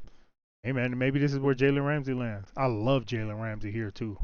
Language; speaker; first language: English; native; English